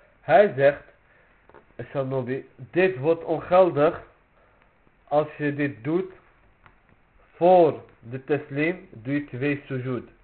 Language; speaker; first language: Dutch; early bilingual, other home language; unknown